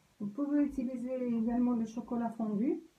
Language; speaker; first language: French; non-native, local second language; Arabic